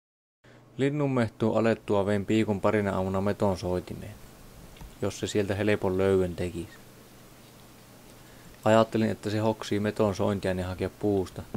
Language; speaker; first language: Finnish; native; Finnish